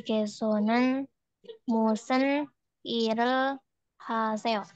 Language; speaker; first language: Korean; non-native, learner; Indonesian